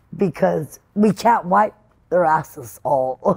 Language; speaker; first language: English; native; English